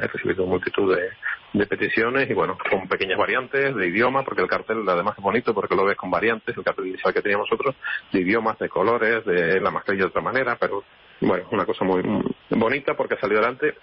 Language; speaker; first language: Spanish; native; Spanish